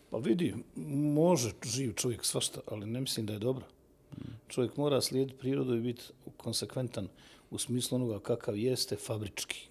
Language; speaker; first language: Serbian; native; Serbian